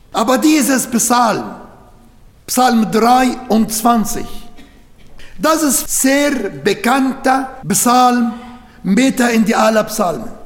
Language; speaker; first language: German; non-native, learner; Arabic